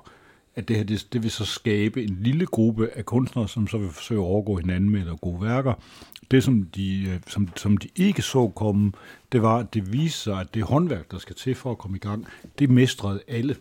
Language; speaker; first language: Danish; native; Danish